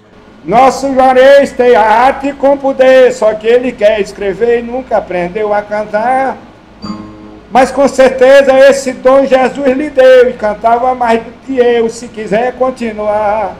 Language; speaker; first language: Portuguese; native; Portuguese